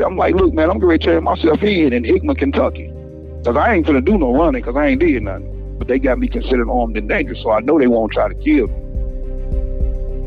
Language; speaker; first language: English; native; English